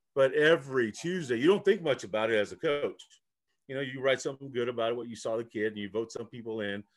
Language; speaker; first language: English; early bilingual, other home language; Spanish